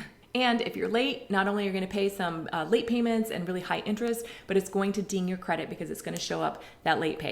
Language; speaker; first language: English; native; English